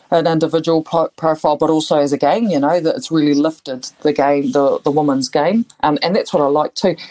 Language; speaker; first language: English; native; English